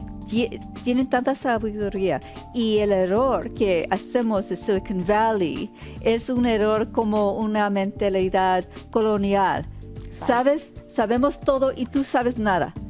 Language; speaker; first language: Spanish; early bilingual, heritage; Spanish